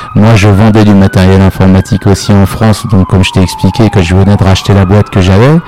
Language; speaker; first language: French; native; French